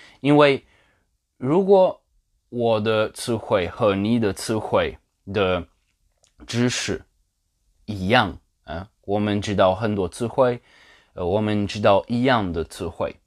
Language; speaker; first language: Chinese; non-native, learner; Polish